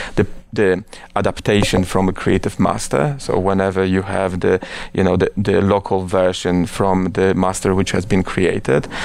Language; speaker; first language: English; non-native, fluent; Polish